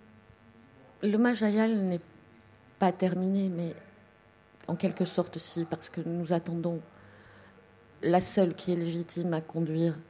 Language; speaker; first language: French; native; French